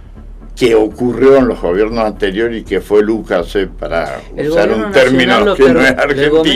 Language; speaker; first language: Spanish; native; Spanish